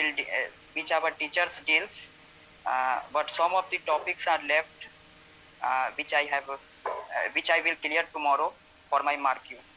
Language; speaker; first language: English; non-native, learner; Hindi